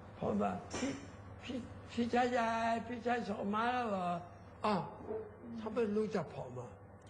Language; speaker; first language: Thai; non-native, learner; Chinese